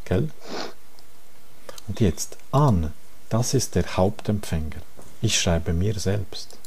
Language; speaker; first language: German; non-native, fluent; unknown